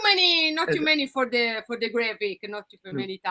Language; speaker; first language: English; non-native, learner; Italian